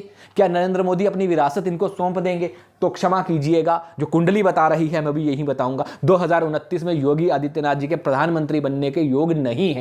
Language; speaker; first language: Hindi; native; Hindi